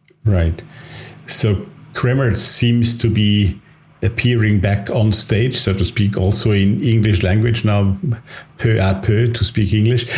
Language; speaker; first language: English; non-native, fluent; German